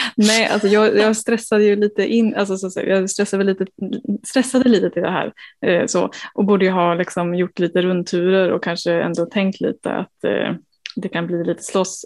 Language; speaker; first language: Swedish; native; Swedish